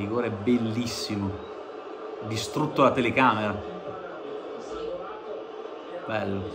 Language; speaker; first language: Italian; native; Italian